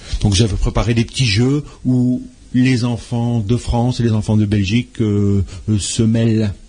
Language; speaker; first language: French; native; French